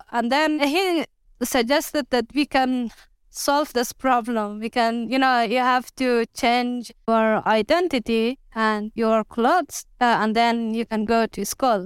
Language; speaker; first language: English; non-native, learner; Persian